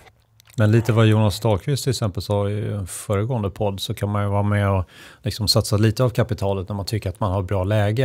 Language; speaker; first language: Swedish; native; Swedish